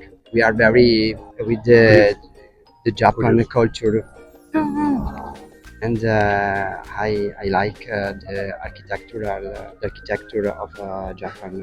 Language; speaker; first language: English; non-native, learner; Italian